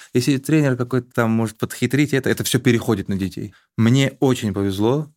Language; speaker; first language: Russian; native; Russian